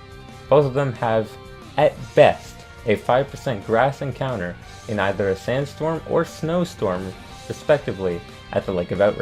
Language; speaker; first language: English; native; English